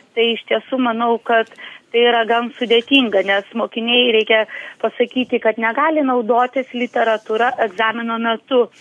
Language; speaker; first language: Lithuanian; native; Lithuanian